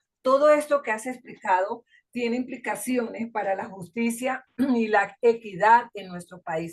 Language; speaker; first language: Spanish; native; Spanish